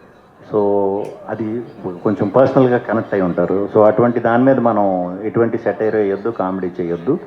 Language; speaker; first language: Telugu; native; Telugu